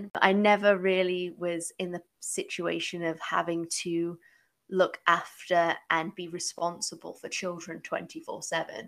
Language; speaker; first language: English; native; English